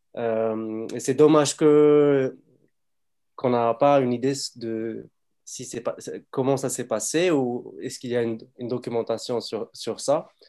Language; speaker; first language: French; non-native, fluent; Arabic